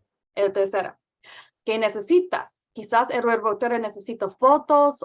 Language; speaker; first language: Spanish; non-native, learner; English